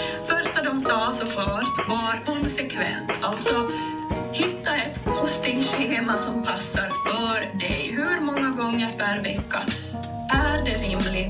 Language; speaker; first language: Swedish; native; Swedish